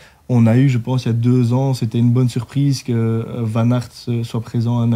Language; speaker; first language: French; native; French